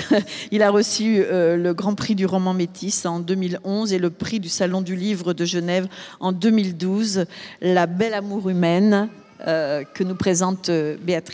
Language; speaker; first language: French; native; French